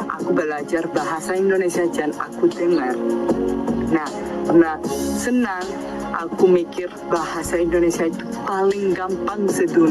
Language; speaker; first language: Indonesian; non-native, fluent; Spanish